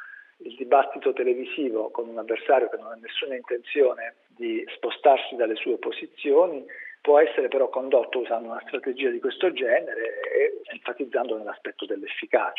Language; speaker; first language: Italian; native; Italian